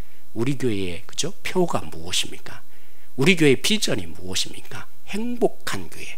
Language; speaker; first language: Korean; native; Korean